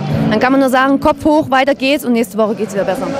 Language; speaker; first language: German; native; German